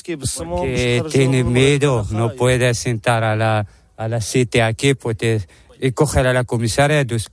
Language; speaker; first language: Spanish; non-native, learner; Arabic